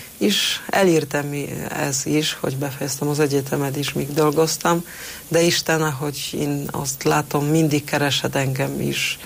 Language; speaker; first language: Hungarian; non-native, fluent; Polish